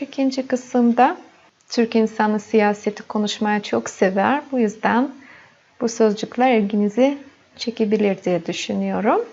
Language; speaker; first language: Turkish; non-native, fluent; Russian